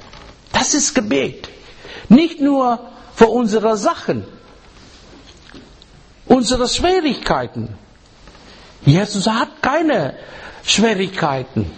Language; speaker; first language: German; non-native, learner; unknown